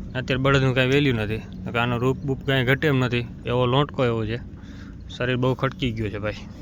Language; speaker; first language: Gujarati; native; Gujarati